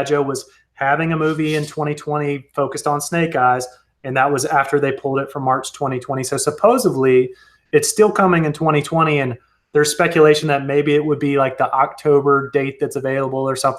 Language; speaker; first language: English; native; English